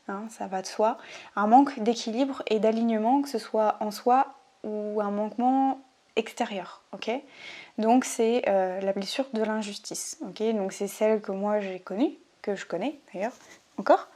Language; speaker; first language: French; native; French